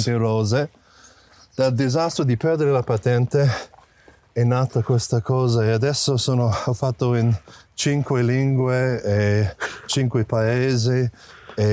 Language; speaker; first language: Italian; non-native, fluent; English